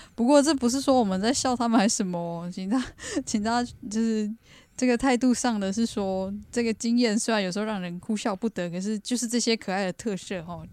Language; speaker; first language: Chinese; native; Chinese